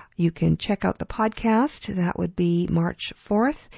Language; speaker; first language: English; early bilingual, other home language; Ukrainian